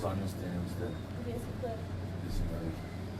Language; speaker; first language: Spanish; non-native, fluent; English